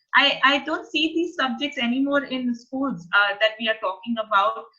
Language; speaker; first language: English; non-native, local second language; Punjabi